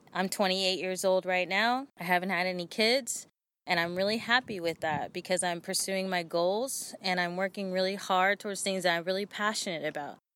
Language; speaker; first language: English; native; English